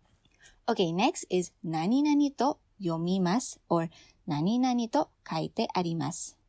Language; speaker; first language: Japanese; non-native, fluent; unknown